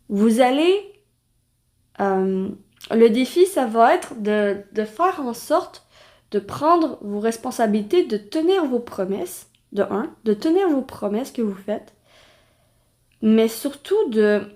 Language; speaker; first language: French; native; French